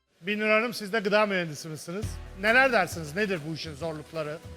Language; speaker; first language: Turkish; native; Turkish